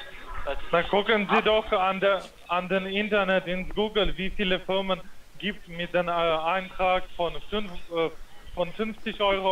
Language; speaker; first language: German; non-native, fluent; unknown